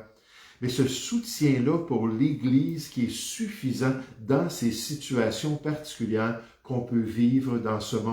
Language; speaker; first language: French; native; French